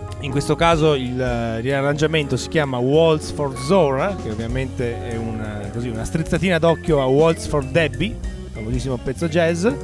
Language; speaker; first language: Italian; native; Italian